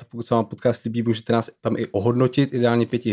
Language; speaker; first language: Czech; native; Czech